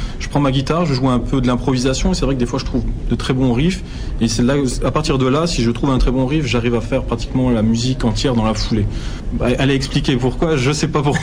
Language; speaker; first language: French; native; French